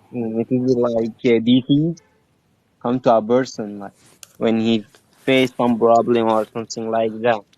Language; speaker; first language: English; non-native, learner; Arabic